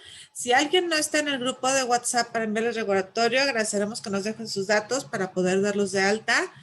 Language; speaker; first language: Spanish; native; Spanish